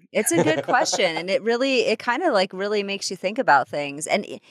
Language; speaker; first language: English; native; English